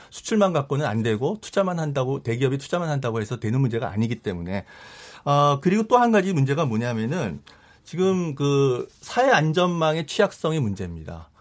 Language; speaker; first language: Korean; native; Korean